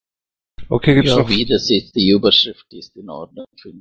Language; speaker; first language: German; non-native, learner; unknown